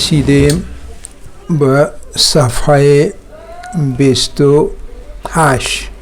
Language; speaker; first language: Persian; non-native, fluent; Kashmiri